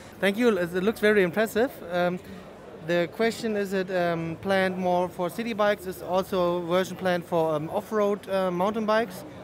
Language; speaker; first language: English; non-native, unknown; German